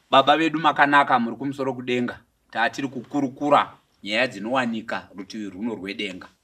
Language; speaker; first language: Shona; native; Shona